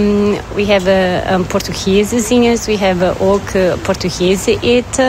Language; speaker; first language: Dutch; non-native, learner; Portuguese